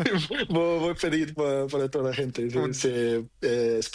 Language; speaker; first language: Spanish; non-native, learner; Portuguese